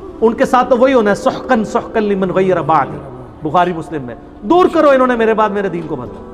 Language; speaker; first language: Urdu; non-native, local second language; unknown